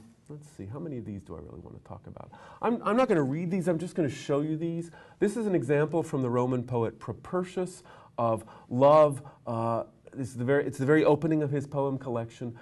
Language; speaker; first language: English; native; English